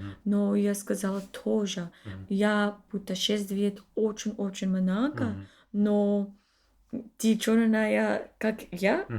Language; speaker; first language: Russian; non-native, learner; English